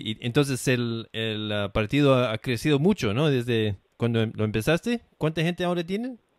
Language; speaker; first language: Spanish; non-native, learner; English